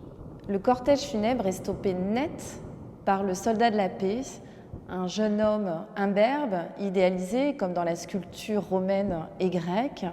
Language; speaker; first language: French; native; French